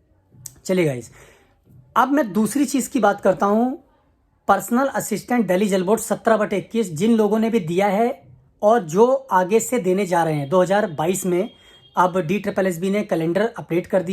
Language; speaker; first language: Hindi; native; Hindi